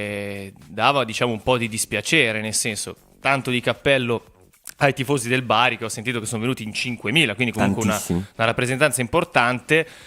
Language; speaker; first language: Italian; native; Italian